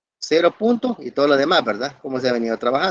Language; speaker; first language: Spanish; native; Spanish